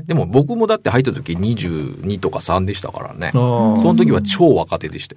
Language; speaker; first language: Japanese; native; Japanese